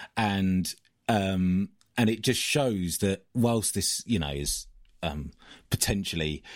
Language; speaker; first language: English; native; English